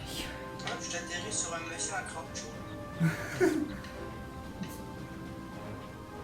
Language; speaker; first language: French; native; French